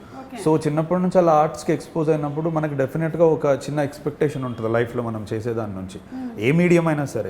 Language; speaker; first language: Telugu; native; Telugu